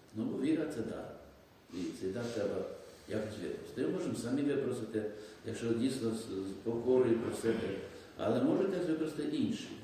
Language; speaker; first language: Ukrainian; native; Ukrainian